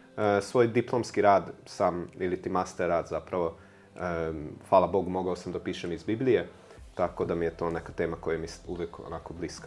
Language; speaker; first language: Serbian; non-native, local second language; Hungarian